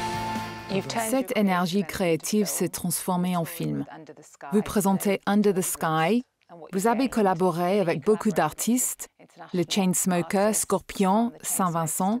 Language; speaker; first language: French; native; French